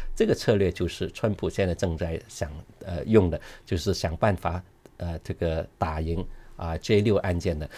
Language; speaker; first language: Chinese; non-native, local second language; Cantonese